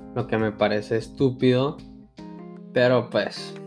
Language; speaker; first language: Spanish; early bilingual, heritage; Spanish